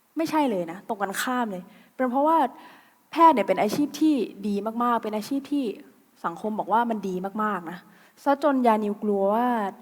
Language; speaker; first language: Thai; native; Thai